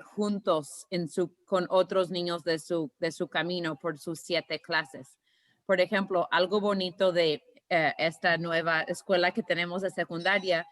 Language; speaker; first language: Spanish; early bilingual, heritage; Spanish